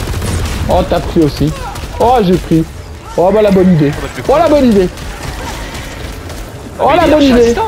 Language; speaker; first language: French; native; French